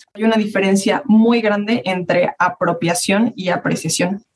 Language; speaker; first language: Spanish; native; Spanish